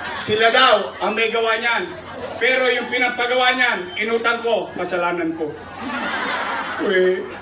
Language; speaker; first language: Filipino; native; Filipino